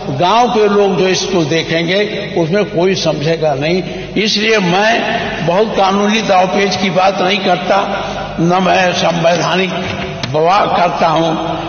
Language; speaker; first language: Hindi; native; Hindi